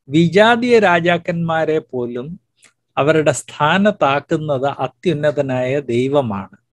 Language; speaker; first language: Malayalam; native; Malayalam